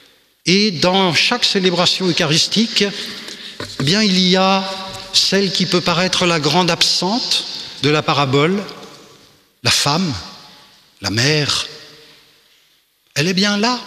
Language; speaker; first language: French; native; French